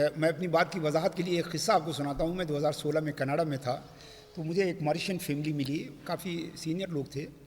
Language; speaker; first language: Urdu; native; Urdu